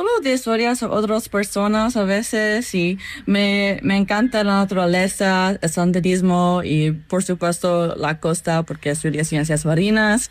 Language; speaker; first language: Spanish; non-native, learner; English